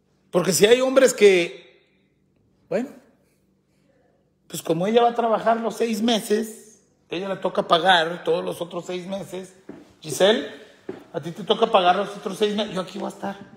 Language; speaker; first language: Spanish; early bilingual, heritage; Spanish